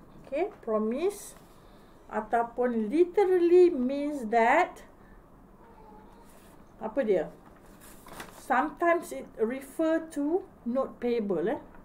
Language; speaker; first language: English; non-native, local second language; Malay